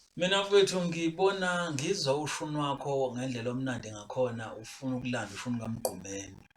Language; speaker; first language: Zulu; native; Zulu